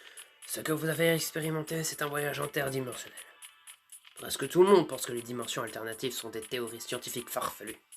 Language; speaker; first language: French; native; French